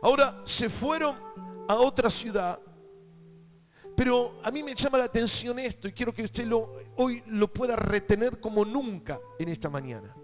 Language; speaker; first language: Spanish; native; Spanish